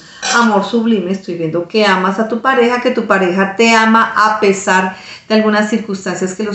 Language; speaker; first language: Spanish; native; Spanish